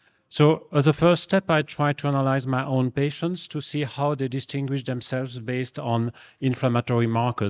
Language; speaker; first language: English; non-native, fluent; French